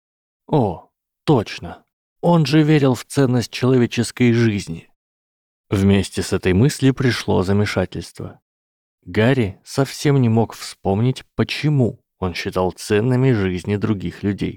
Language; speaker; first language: Russian; native; Russian